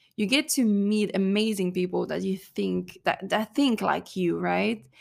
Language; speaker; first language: English; non-native, fluent; French